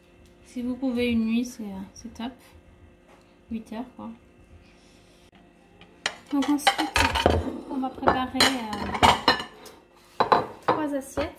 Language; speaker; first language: French; native; French